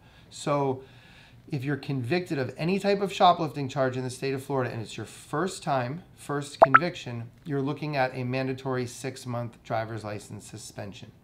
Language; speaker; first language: English; native; English